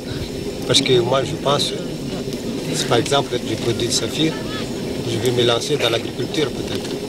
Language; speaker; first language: French; non-native, local second language; Malagasy